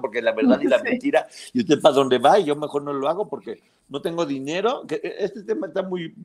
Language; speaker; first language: Spanish; native; Spanish